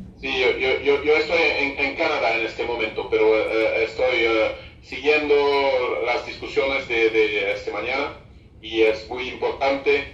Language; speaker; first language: Spanish; non-native, fluent; French